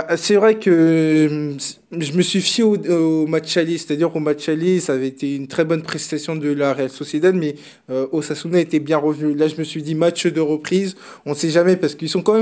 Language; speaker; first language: French; native; French